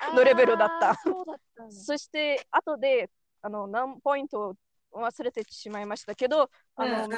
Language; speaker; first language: Japanese; non-native, learner; Portuguese